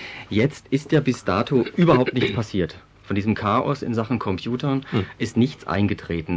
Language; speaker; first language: German; native; German